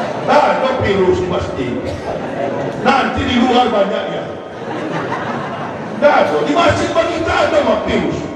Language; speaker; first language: Indonesian; native; Indonesian